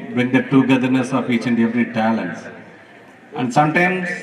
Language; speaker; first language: English; non-native, local second language; Tamil